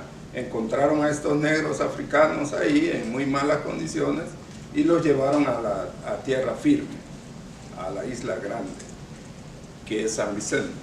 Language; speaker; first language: Spanish; non-native, local second language; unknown